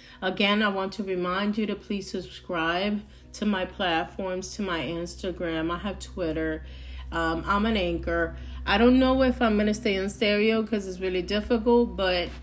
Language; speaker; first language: English; non-native, fluent; Spanish